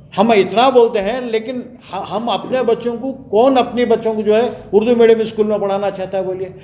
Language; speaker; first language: Hindi; non-native, local second language; Urdu